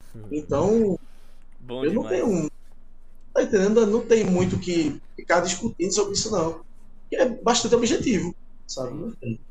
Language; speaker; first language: Portuguese; native; Portuguese